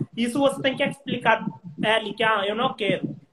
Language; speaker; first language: Portuguese; non-native, learner; Hindi